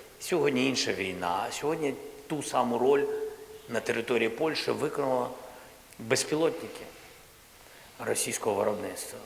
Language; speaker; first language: Ukrainian; non-native, local second language; Russian